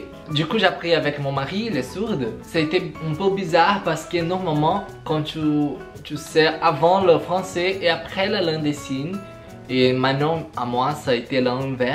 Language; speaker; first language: French; non-native, learner; Portuguese